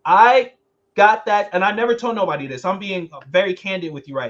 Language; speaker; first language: English; native; English